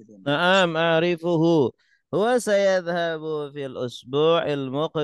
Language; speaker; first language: Arabic; non-native, fluent; Indonesian